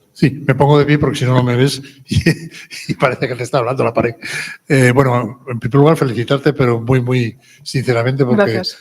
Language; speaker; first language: Spanish; native; Spanish